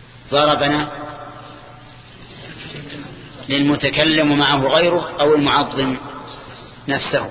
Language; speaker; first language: Arabic; native; Arabic